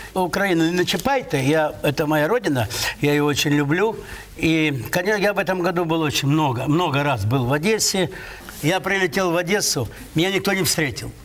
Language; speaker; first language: Russian; native; Russian